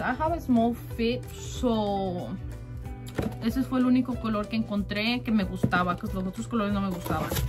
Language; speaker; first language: Spanish; early bilingual, heritage; Spanish